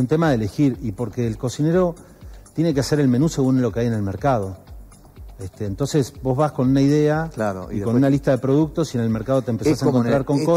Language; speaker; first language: Spanish; native; Spanish